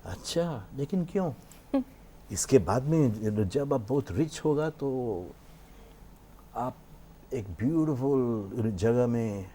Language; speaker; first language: Hindi; non-native, local second language; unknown